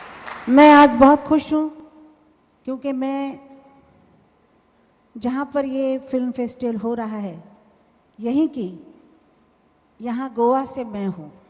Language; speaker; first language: Hindi; non-native, local second language; Marathi